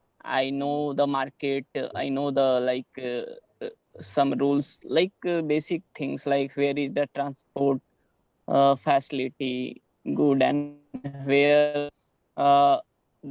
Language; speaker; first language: English; non-native, learner; Hindi